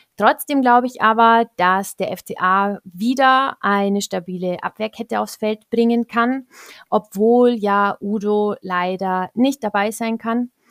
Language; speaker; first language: German; native; German